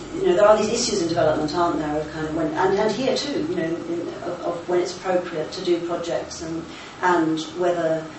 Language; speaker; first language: English; native; English